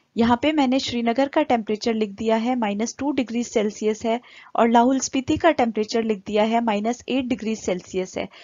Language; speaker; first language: Hindi; native; Hindi